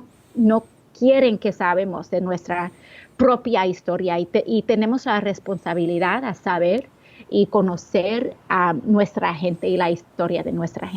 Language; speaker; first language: Spanish; early bilingual, heritage; English